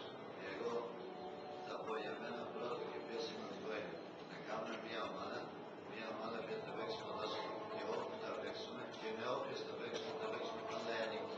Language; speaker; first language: Greek; non-native, fluent; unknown